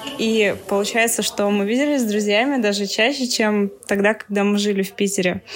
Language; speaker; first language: Russian; native; Russian